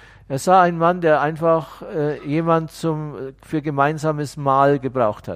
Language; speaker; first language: German; native; German